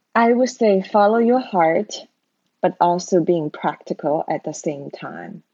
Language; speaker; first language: English; non-native, fluent; Chinese